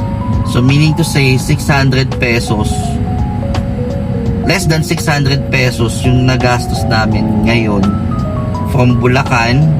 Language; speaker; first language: Filipino; native; Filipino